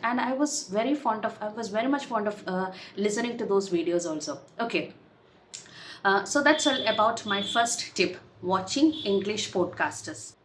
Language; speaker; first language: English; non-native, local second language; Malayalam